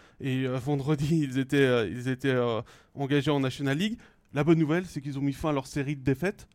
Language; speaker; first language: French; native; French